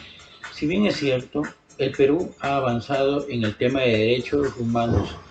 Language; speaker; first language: Spanish; native; Spanish